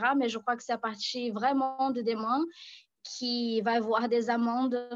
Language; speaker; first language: French; non-native, fluent; Portuguese